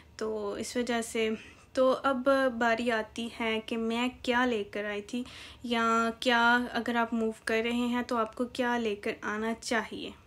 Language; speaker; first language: Urdu; native; Urdu